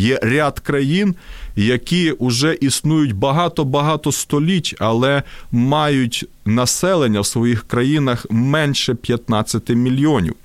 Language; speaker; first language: Ukrainian; non-native, local second language; Russian